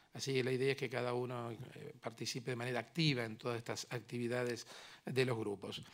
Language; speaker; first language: Spanish; native; Spanish